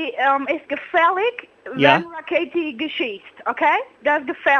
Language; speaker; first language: German; non-native, learner; English